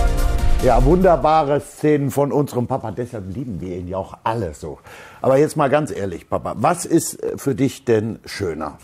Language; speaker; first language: German; native; German